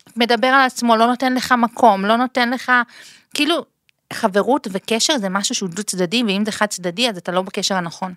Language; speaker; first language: Hebrew; early bilingual, other home language; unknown